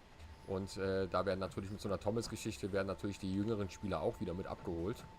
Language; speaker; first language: German; native; German